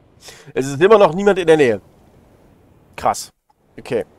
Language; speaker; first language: German; native; German